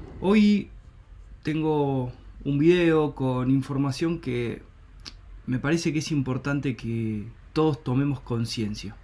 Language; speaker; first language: Spanish; native; Spanish